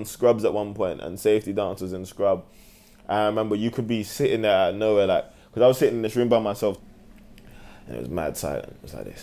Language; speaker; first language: English; native; English